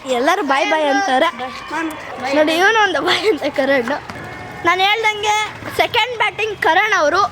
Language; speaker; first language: Kannada; native; Kannada